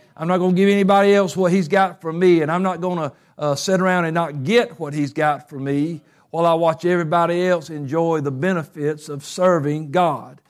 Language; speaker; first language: English; native; English